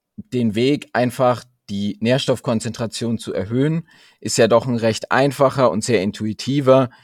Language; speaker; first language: German; native; German